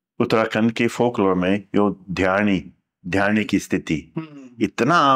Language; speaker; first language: Hindi; non-native, fluent; English